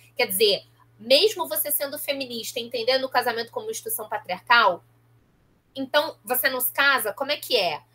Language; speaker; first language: Portuguese; native; Portuguese